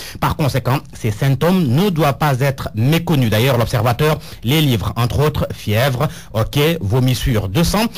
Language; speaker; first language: French; non-native, local second language; Wolof